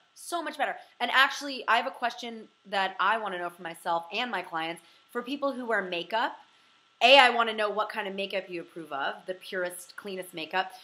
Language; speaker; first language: English; native; English